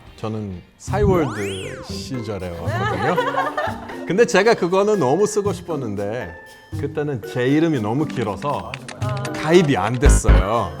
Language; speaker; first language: Korean; non-native, fluent; Portuguese